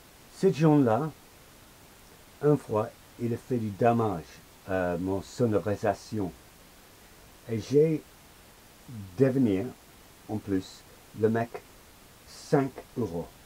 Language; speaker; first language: French; non-native, learner; English